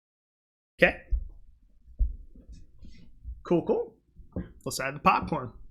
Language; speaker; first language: English; native; English